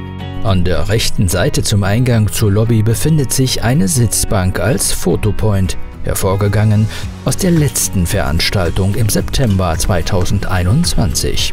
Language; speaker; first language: German; native; German